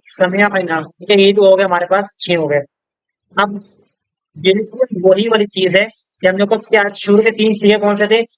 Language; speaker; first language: Urdu; native; Urdu